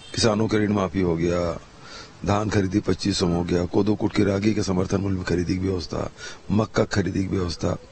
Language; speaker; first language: Hindi; native; Hindi